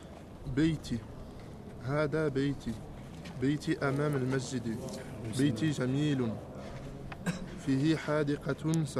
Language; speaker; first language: Arabic; non-native, learner; French